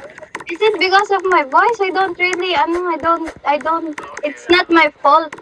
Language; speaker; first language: English; non-native, local second language; Filipino